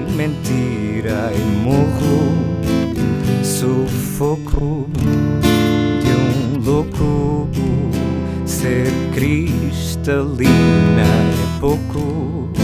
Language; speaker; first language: Portuguese; native; Portuguese